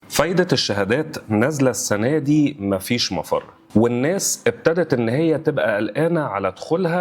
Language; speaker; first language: Arabic; native; Arabic